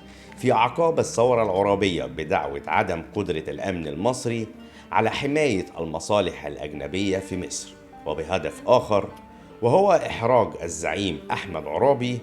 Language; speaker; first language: Arabic; native; Arabic